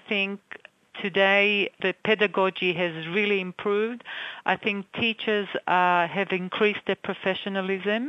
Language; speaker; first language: English; non-native, fluent; Hebrew